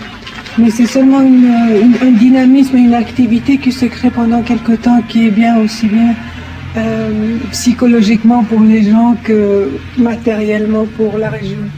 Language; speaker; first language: French; non-native, fluent; Persian